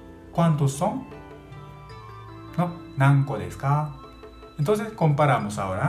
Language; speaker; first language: Spanish; non-native, learner; Japanese